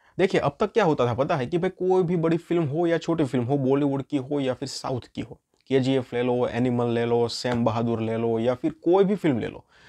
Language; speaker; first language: Hindi; non-native, local second language; Gujarati